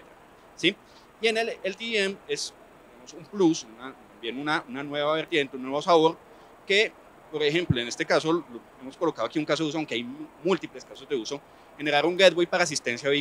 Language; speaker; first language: Spanish; native; Spanish